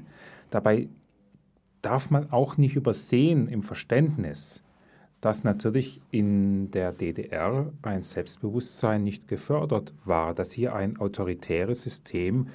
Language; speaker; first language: German; native; German